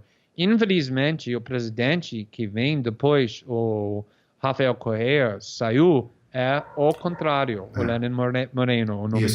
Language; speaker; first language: Portuguese; non-native, fluent; English